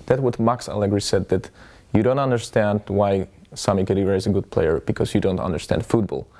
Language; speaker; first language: English; non-native, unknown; Polish